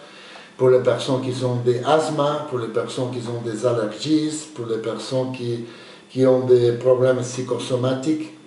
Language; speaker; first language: French; non-native, fluent; Spanish